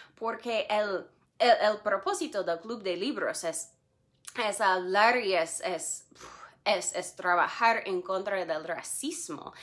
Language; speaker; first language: Spanish; non-native, fluent; English